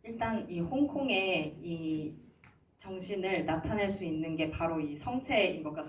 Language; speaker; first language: Korean; native; Korean